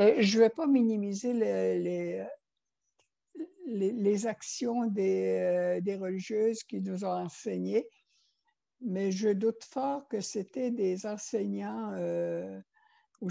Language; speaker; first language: French; non-native, local second language; Innu-aimun